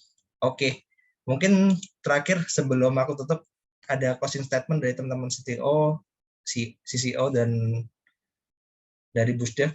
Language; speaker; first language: Indonesian; native; Indonesian